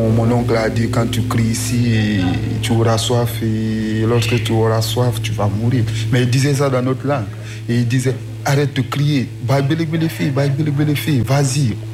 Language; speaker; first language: French; non-native, local second language; Susu